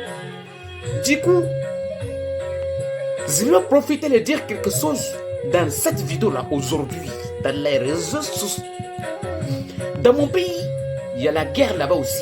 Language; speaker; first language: French; non-native, local second language; Bambara